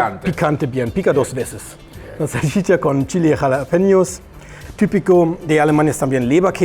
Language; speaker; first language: Spanish; non-native, fluent; German